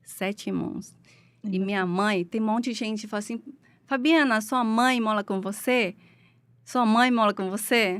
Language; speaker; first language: Portuguese; non-native, learner; Chinese